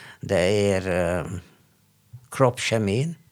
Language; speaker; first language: Swedish; non-native, fluent; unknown